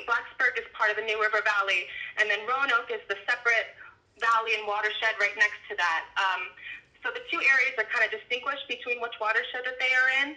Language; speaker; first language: English; native; English